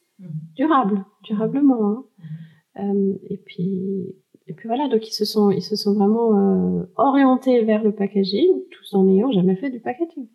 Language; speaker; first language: French; early bilingual, heritage; French